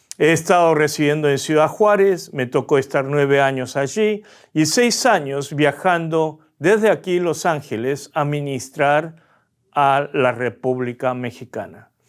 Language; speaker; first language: Spanish; early bilingual, other home language; Korean